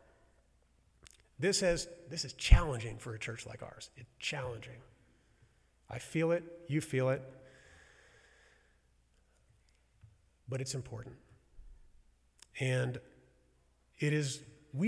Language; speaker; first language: English; native; English